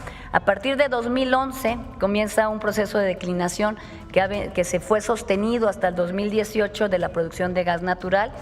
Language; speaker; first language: Spanish; native; Spanish